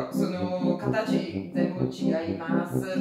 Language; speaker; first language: Japanese; non-native, learner; Italian